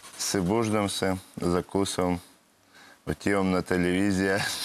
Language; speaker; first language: Bulgarian; non-native, learner; Russian